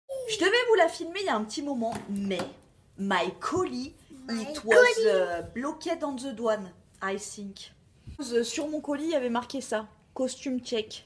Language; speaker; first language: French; native; French